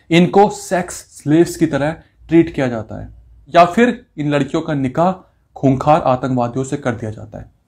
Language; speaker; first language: Hindi; native; Hindi